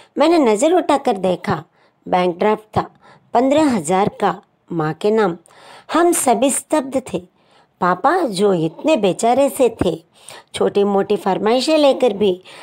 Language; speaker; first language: Hindi; non-native, local second language; Telugu